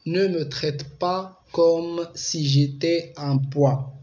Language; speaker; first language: French; non-native, local second language; Arabic